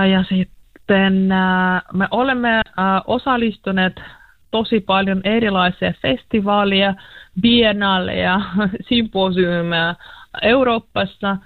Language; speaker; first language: Finnish; non-native, learner; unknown